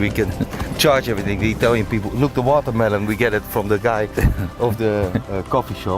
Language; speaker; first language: English; non-native, fluent; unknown